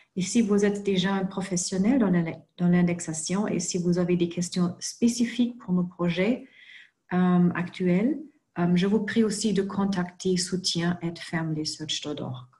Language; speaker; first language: French; non-native, fluent; German